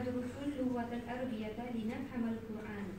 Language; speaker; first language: Arabic; non-native, learner; Urdu